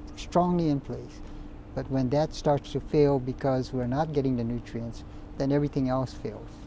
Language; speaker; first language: English; native; English